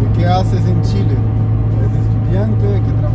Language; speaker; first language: Spanish; non-native, fluent; Portuguese